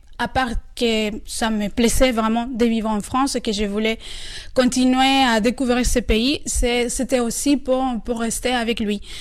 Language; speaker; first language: French; non-native, fluent; Spanish